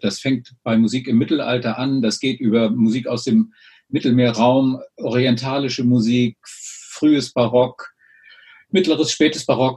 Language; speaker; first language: German; native; German